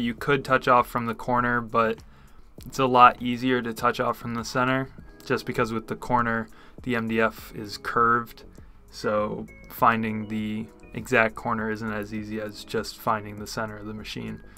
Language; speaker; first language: English; native; English